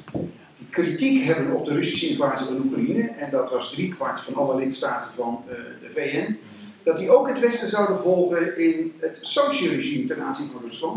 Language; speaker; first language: Dutch; native; Dutch